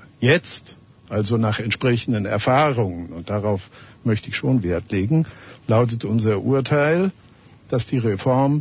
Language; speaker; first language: German; native; German